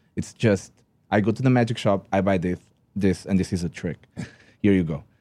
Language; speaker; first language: English; non-native, fluent; Portuguese